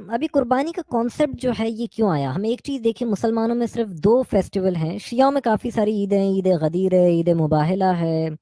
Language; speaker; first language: Urdu; native; Urdu